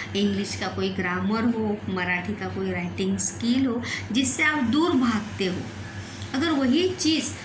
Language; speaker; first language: Hindi; non-native, local second language; Marathi